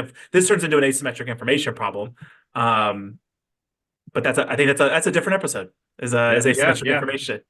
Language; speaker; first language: English; native; English